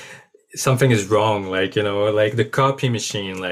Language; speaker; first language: English; non-native, fluent; French